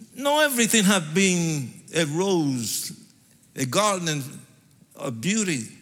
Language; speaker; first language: English; non-native, fluent; Spanish